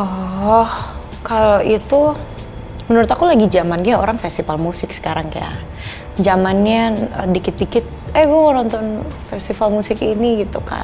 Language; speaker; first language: Indonesian; native; Indonesian